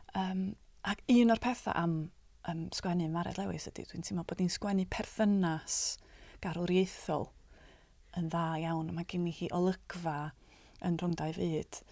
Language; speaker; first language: Welsh; native; Welsh